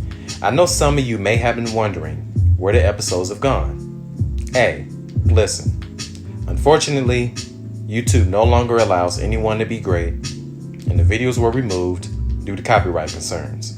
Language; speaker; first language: English; native; English